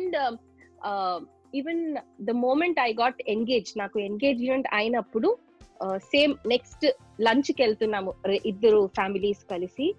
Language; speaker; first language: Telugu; non-native, local second language; Tamil